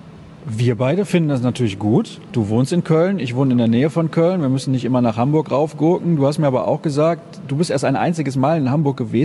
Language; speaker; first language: German; native; German